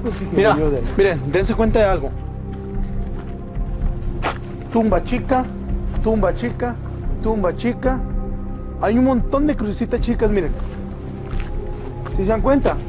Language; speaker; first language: Spanish; native; Spanish